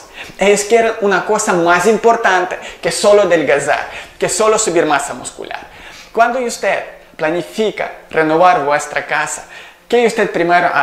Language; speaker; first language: Spanish; non-native, learner; Ukrainian